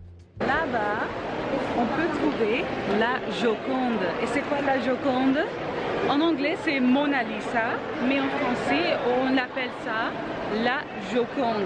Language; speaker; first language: French; non-native, learner; Dutch